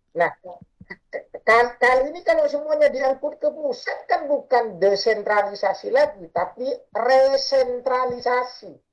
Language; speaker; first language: Indonesian; non-native, local second language; Madurese